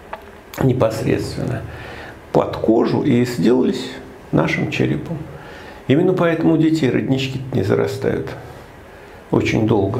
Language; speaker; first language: Russian; native; Russian